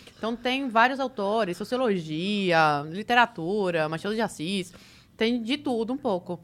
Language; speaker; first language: Portuguese; early bilingual, other home language; Spanish